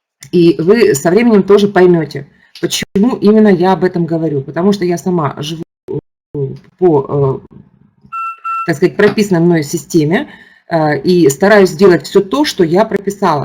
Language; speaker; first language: Russian; native; Russian